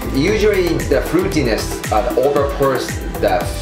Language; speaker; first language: English; non-native, fluent; Japanese